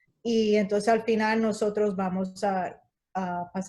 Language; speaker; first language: Spanish; early bilingual, heritage; Spanish